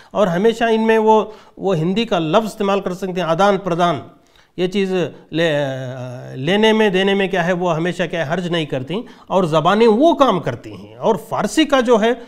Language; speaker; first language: Urdu; native; Urdu